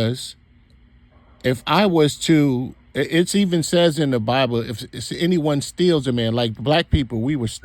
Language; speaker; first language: English; native; English